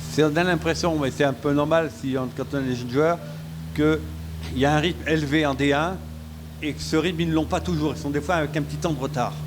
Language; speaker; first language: French; native; French